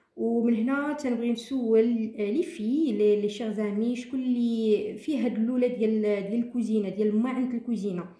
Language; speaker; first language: French; non-native, local second language; Arabic